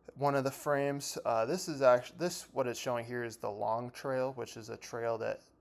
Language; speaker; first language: English; native; English